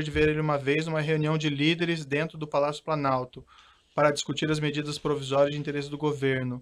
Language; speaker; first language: Portuguese; native; Portuguese